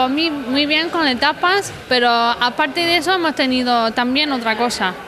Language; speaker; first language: Spanish; non-native, fluent; English